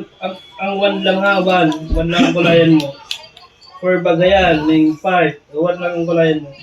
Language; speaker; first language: Filipino; non-native, local second language; Bikol